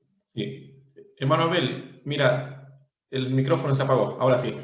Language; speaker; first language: Spanish; native; Spanish